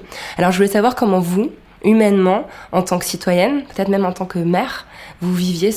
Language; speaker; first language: French; native; French